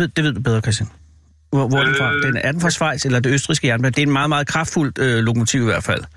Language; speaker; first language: Danish; native; Danish